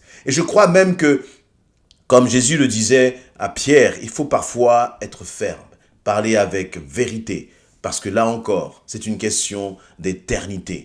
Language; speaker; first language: French; native; French